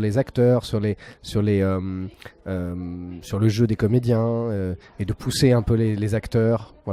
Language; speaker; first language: French; native; French